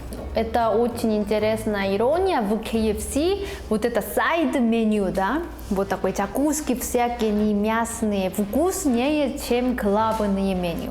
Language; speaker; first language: Russian; non-native, learner; Korean